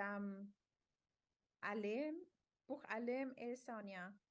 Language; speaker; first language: French; non-native, fluent; Spanish